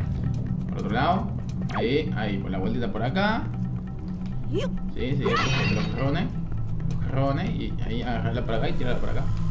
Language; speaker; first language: Spanish; native; Spanish